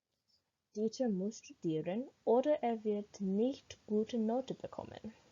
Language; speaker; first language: German; non-native, learner; English